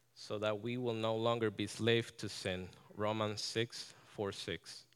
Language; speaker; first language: English; non-native, fluent; Spanish